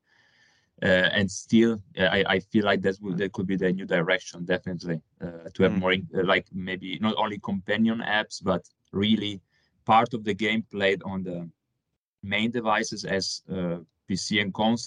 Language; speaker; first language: English; non-native, fluent; Italian